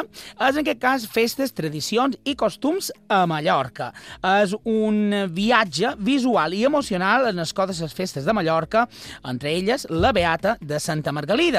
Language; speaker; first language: Catalan; native; Catalan